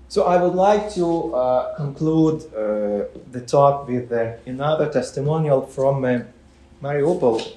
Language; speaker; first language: English; non-native, fluent; Ukrainian